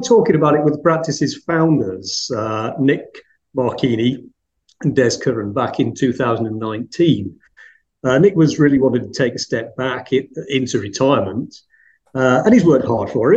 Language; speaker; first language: English; native; English